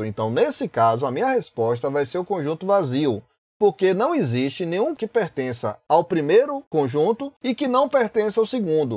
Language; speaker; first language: Portuguese; native; Portuguese